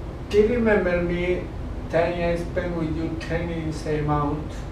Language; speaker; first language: English; non-native, learner; Spanish